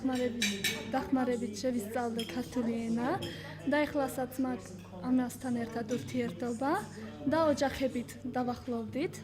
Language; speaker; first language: Georgian; non-native, local second language; Armenian